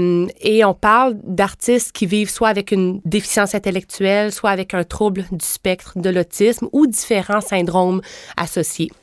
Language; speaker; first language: French; native; French